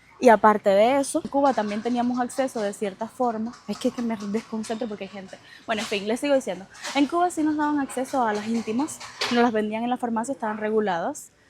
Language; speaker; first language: Spanish; native; Spanish